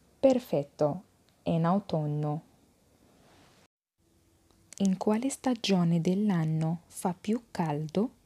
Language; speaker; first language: Italian; non-native, fluent; Arabic